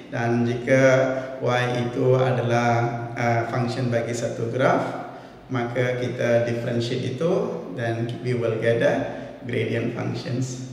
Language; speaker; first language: Malay; non-native, local second language; Tamil